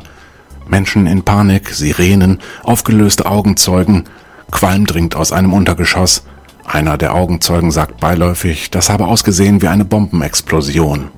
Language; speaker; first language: German; native; German